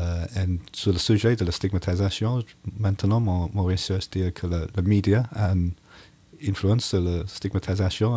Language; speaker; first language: French; non-native, learner; English